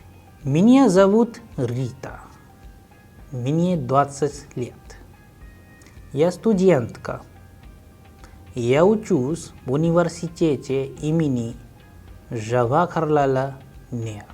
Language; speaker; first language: Russian; non-native, fluent; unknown